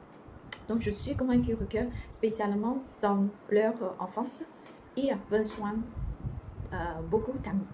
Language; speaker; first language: French; non-native, learner; Chinese